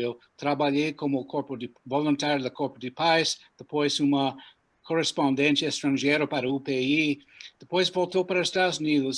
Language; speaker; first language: Portuguese; non-native, fluent; English